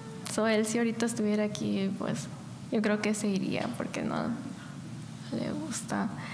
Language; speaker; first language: Spanish; early bilingual, heritage; Spanish